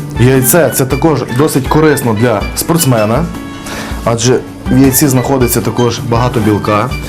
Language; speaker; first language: Ukrainian; native; Ukrainian